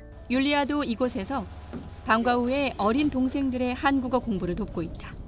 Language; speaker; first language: Korean; native; Korean